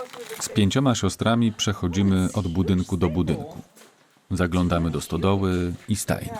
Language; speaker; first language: Polish; native; Polish